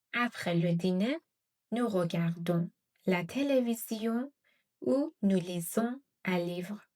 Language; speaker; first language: French; non-native, fluent; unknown